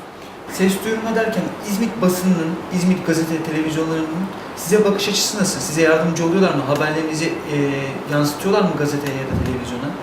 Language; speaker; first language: Turkish; native; Turkish